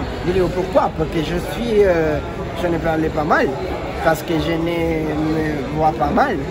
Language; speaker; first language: French; non-native, learner; Spanish